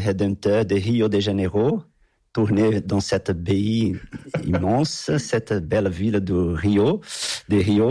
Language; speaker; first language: French; non-native, fluent; Portuguese